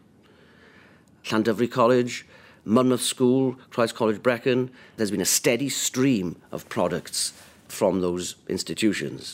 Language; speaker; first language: English; native; English